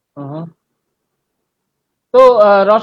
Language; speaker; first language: Hindi; native; Hindi